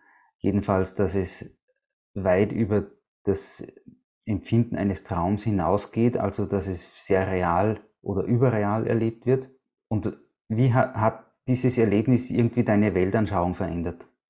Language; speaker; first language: German; native; German